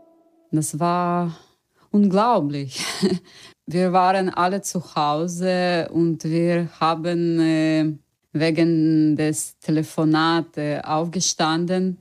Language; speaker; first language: German; non-native, learner; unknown